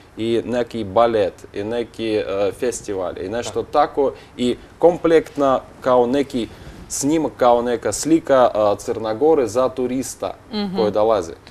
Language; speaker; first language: Bosnian; non-native, learner; Russian